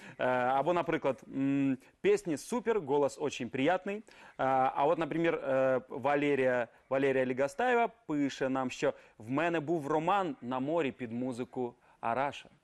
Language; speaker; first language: Ukrainian; native; Ukrainian